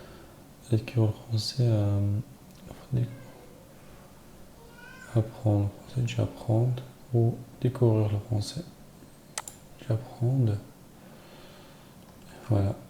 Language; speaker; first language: French; non-native, learner; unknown